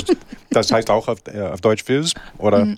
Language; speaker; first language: German; non-native, learner; English